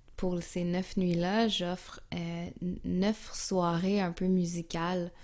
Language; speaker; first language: French; native; French